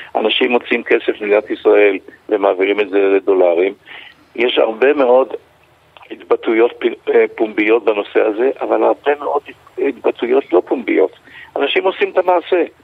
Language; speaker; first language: Hebrew; native; Hebrew